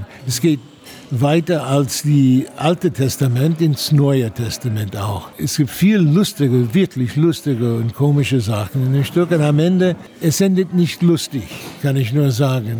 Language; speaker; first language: German; non-native, fluent; English